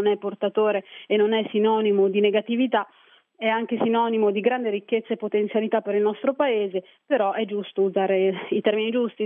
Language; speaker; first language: Italian; early bilingual, other home language; Arabic